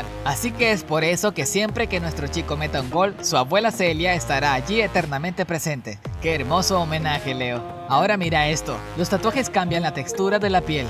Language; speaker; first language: Spanish; native; Spanish